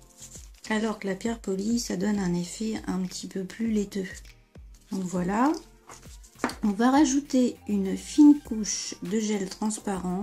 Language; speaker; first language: French; native; French